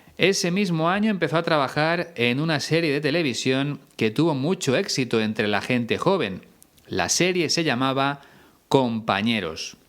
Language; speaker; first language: Spanish; native; Spanish